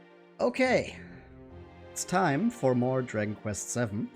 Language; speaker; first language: English; native; English